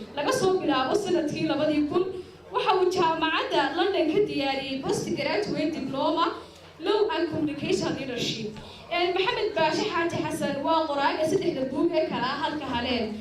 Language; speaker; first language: Somali; native; Somali